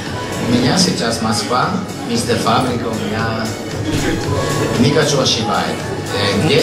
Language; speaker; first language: Russian; non-native, learner; Italian